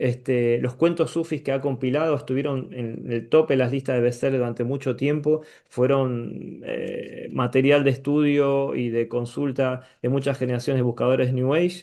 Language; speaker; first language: Spanish; native; Spanish